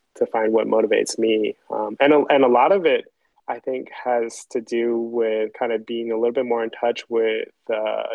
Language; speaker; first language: English; early bilingual, other home language; Chinese